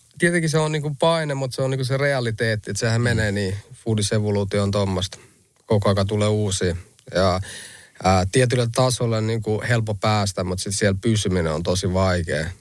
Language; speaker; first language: Finnish; early bilingual, other home language; Albanian